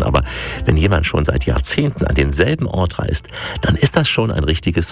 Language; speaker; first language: German; native; German